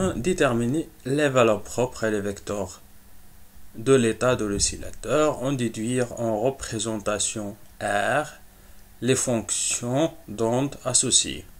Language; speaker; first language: French; non-native, local second language; Arabic